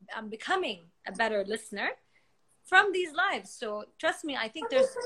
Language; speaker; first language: English; non-native, fluent; Arabic